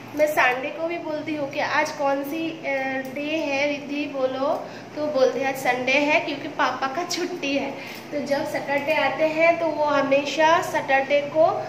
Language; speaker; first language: Hindi; non-native, local second language; Bangla